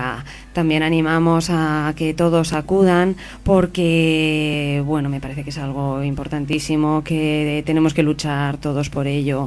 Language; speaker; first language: Spanish; native; Spanish